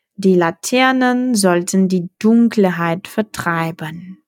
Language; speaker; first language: German; non-native, fluent; Czech